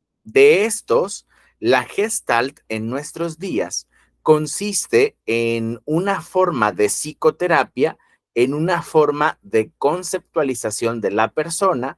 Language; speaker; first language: Spanish; native; Spanish